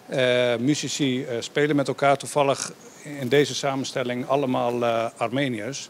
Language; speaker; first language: Dutch; native; Dutch